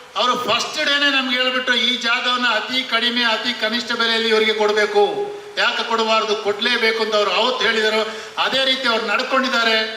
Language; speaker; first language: Kannada; non-native, local second language; Kodava